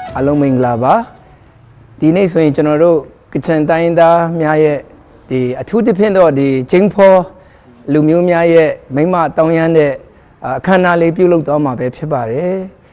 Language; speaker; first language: Burmese; non-native, local second language; Kachin